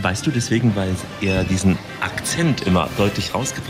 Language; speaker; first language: German; native; German